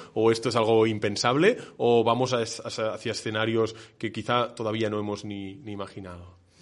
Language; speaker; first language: Spanish; non-native, local second language; Catalan